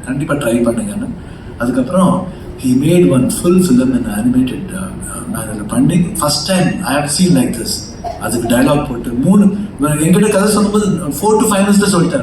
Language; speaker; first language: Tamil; non-native, local second language; Kannada